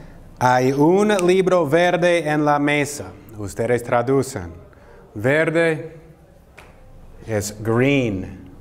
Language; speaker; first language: Spanish; non-native, fluent; English